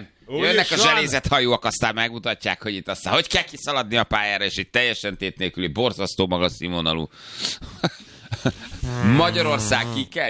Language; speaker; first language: Hungarian; native; Hungarian